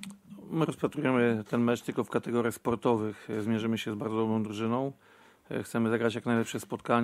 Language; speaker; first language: Polish; native; Polish